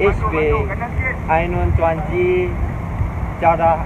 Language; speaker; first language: German; non-native, learner; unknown